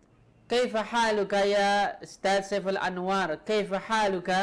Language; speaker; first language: Arabic; non-native, fluent; Indonesian